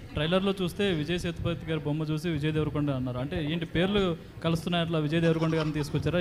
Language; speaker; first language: Telugu; native; Telugu